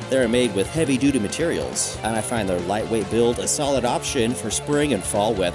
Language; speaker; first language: English; native; English